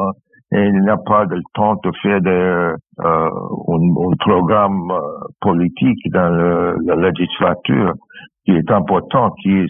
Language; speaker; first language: French; non-native, fluent; English